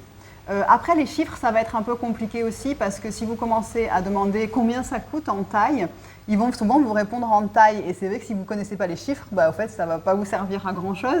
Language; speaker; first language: French; native; French